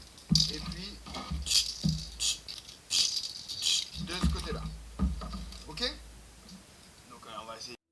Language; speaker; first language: French; native; French